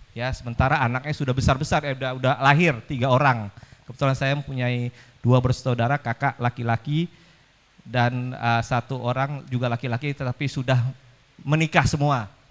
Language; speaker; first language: Indonesian; native; Indonesian